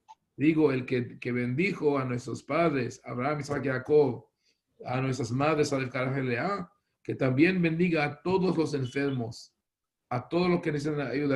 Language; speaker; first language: Spanish; non-native, fluent; Hebrew